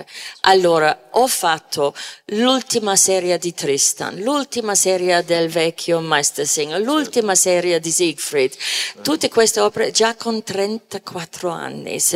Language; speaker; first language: Italian; non-native, fluent; English